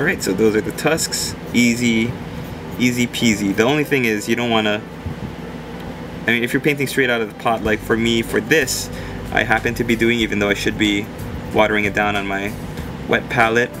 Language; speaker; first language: English; native; English